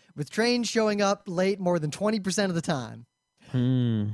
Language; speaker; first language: English; native; English